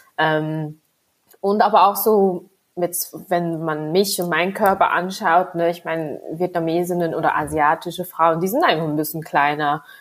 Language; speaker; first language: German; early bilingual, other home language; Vietnamese